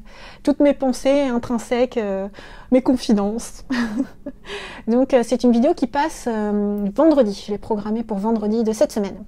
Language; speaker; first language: French; native; French